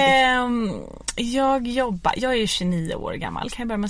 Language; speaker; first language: Swedish; native; Swedish